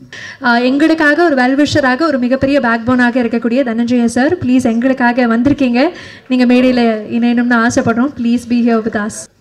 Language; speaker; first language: Tamil; native; Tamil